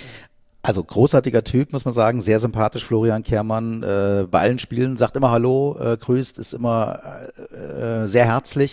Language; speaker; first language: German; native; German